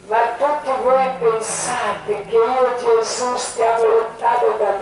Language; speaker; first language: Italian; non-native, learner; Croatian